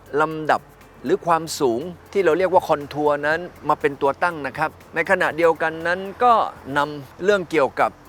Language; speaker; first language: Thai; native; Thai